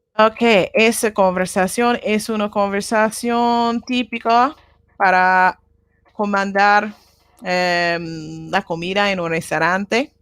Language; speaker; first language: Spanish; non-native, learner; Japanese